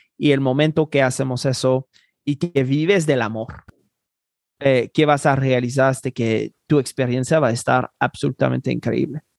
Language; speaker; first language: Spanish; non-native, fluent; Haitian Creole